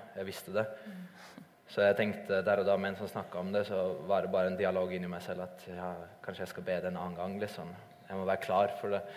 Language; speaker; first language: Norwegian; early bilingual, other home language; Estonian